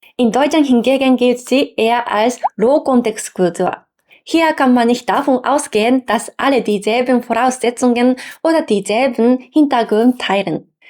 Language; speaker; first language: German; non-native, fluent; Japanese